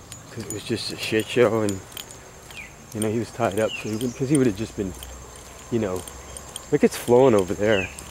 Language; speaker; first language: English; native; English